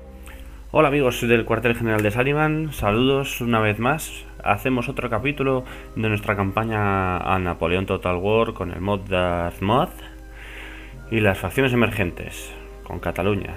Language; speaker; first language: Spanish; native; Spanish